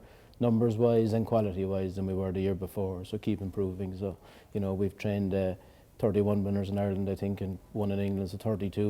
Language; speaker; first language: English; native; English